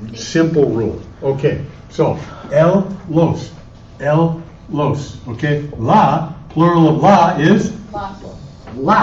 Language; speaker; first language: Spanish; non-native, fluent; English